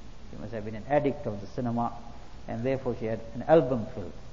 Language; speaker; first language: English; native; English